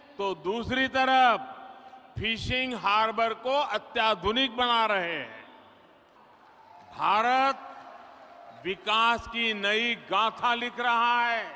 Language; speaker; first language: Hindi; non-native, local second language; Gujarati